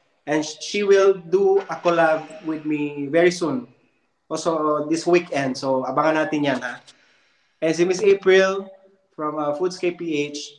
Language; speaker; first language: English; non-native, local second language; Filipino